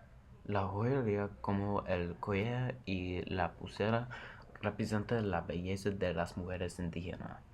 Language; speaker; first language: Spanish; non-native, learner; English